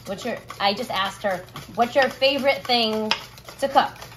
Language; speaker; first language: English; early bilingual, other home language; Portuguese